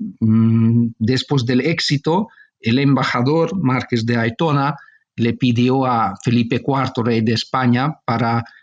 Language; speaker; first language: Spanish; non-native, fluent; Hungarian